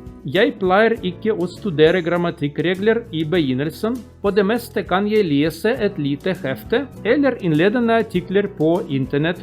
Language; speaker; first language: Norwegian; non-native, learner; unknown